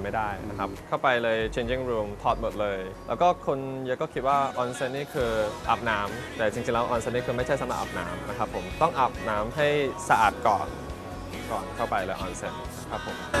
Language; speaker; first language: Thai; non-native, fluent; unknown